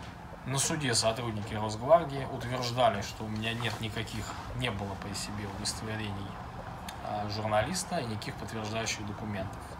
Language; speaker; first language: Russian; native; Russian